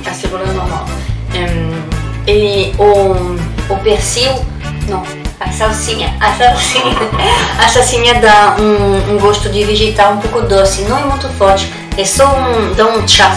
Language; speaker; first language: Portuguese; non-native, learner; French